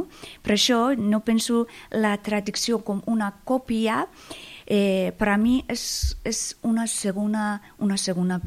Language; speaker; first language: Catalan; non-native, fluent; Persian